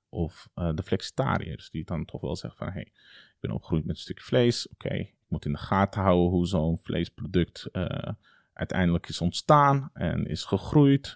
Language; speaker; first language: Dutch; early bilingual, other home language; Turkish